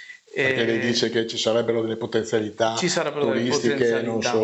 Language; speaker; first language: Italian; native; Italian